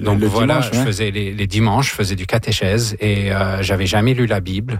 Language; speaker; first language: French; non-native, local second language; Arabic